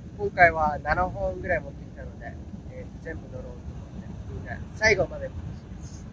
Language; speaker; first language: Japanese; early bilingual, other home language; English